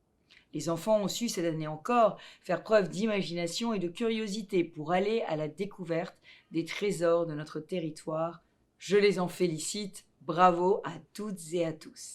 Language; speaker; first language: French; native; French